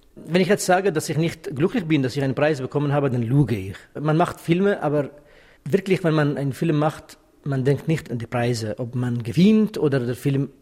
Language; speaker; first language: German; non-native, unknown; Kurdish